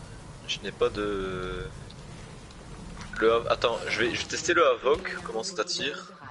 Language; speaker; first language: French; native; French